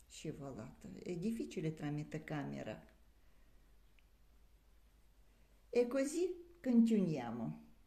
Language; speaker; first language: Italian; non-native, learner; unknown